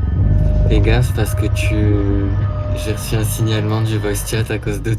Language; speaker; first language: French; native; French